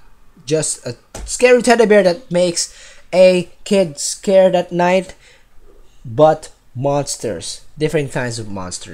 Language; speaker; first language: English; non-native, local second language; Filipino